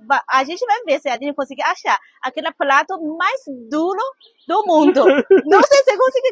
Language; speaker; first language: Portuguese; non-native, fluent; Chinese